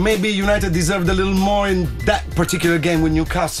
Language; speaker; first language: English; non-native, fluent; Italian